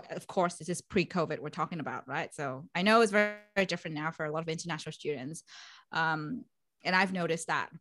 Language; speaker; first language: English; non-native, fluent; Vietnamese